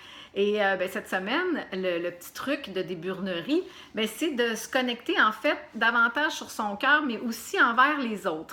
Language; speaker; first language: French; native; French